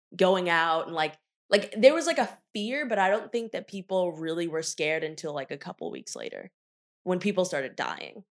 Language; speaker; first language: English; native; English